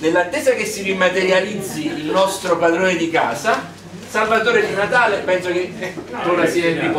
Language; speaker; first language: Italian; native; Italian